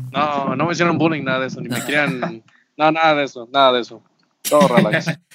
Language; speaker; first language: Spanish; native; Spanish